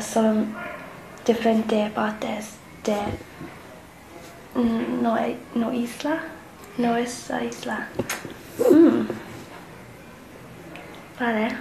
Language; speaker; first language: Spanish; non-native, learner; English